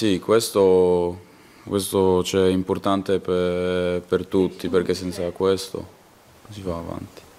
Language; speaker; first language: Italian; non-native, learner; Polish